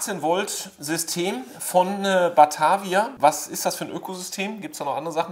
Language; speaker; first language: German; native; German